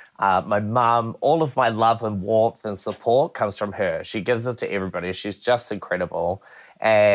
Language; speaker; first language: English; native; English